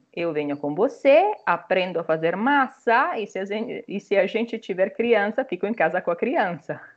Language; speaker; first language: Portuguese; non-native, fluent; Italian